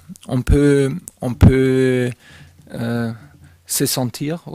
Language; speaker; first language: French; non-native, fluent; German